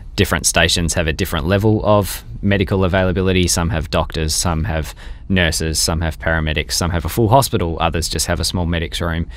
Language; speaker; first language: English; native; English